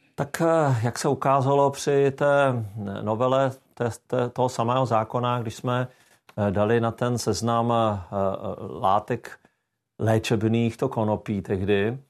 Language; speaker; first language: Czech; native; Czech